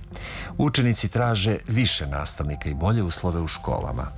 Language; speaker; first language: Serbian; native; Serbian